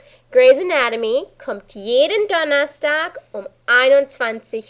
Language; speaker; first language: German; non-native, fluent; English